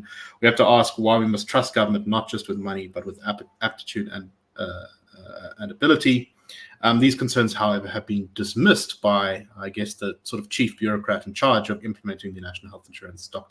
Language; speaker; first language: English; native; English